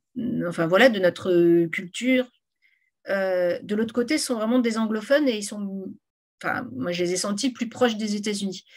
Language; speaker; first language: French; native; French